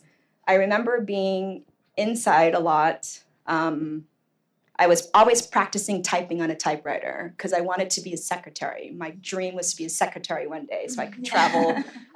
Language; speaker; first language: English; native; English